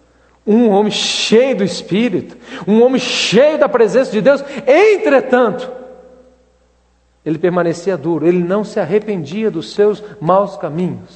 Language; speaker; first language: Portuguese; native; Portuguese